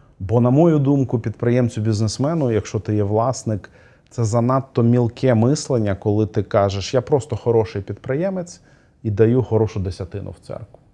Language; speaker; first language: Ukrainian; non-native, local second language; Russian